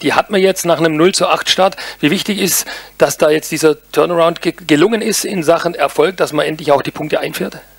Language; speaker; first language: German; native; German